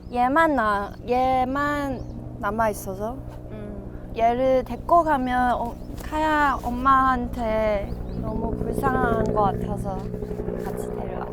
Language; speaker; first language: Korean; non-native, fluent; Chinese